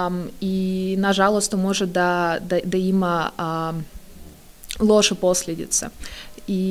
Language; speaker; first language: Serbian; non-native, fluent; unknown